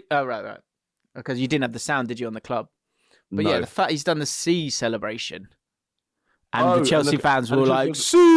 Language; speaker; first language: English; native; English